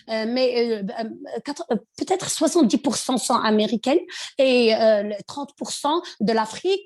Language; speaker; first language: French; non-native, local second language; Arabic